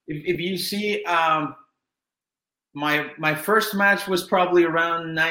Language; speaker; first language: English; non-native, fluent; Spanish